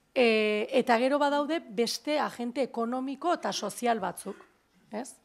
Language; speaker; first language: Basque; native; Basque